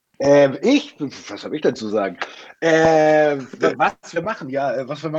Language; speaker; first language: German; native; German